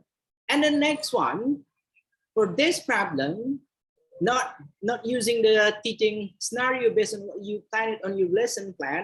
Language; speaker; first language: English; non-native, fluent; Indonesian